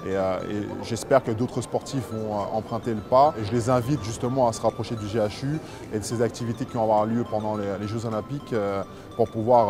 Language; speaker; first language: French; native; French